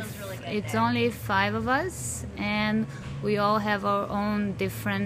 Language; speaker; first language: English; non-native, fluent; Portuguese